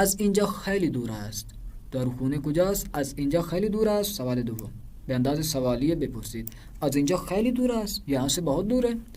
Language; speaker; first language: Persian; non-native, fluent; Urdu